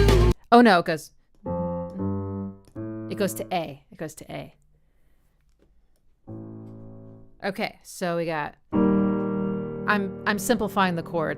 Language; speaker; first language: English; native; English